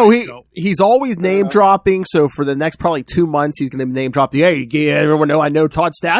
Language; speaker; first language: English; native; English